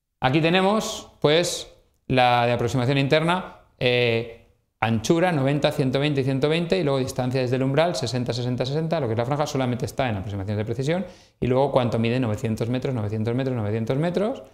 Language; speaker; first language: Spanish; native; Spanish